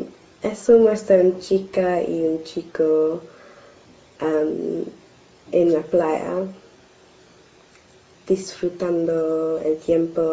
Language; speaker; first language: Spanish; non-native, learner; English